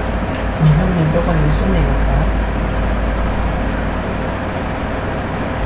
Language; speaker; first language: Japanese; non-native, learner; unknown